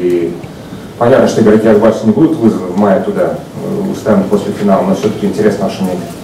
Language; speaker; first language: Russian; native; Russian